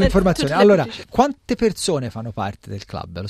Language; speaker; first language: Italian; native; Italian